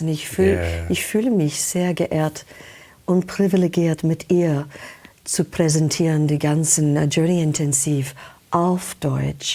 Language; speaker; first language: German; non-native, fluent; English